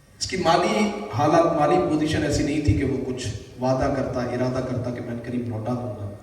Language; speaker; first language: Urdu; native; Urdu